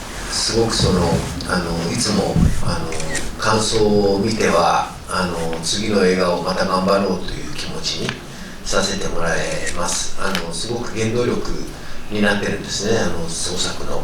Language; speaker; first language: Japanese; native; Japanese